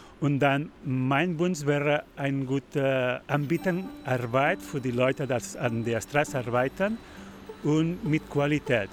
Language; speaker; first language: German; non-native, learner; Spanish